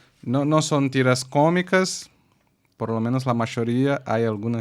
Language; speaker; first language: Spanish; non-native, fluent; Portuguese